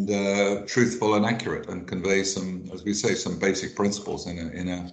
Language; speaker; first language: English; native; English